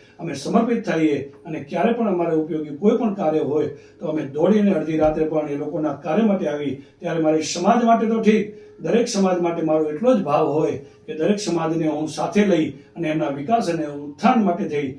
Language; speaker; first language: Gujarati; native; Gujarati